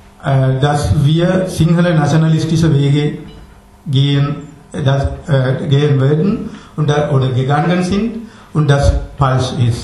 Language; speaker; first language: German; non-native, learner; Sinhala